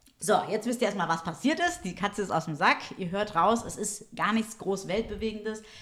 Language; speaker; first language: German; early bilingual, other home language; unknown